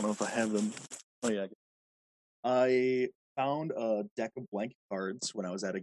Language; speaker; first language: English; native; English